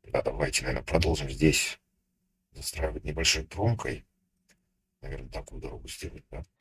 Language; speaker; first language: Russian; native; Russian